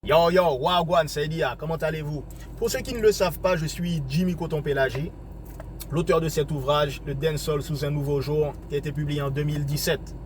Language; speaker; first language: French; native; French